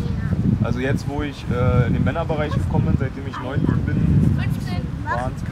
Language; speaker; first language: German; native; German